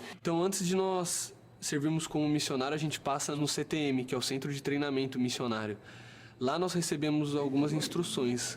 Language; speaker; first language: Portuguese; native; Portuguese